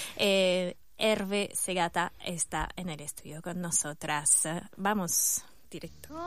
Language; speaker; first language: Spanish; native; Spanish